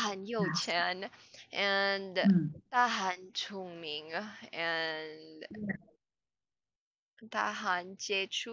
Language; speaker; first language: Chinese; non-native, learner; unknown